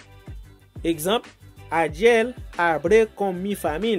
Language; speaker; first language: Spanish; non-native, fluent; Haitian Creole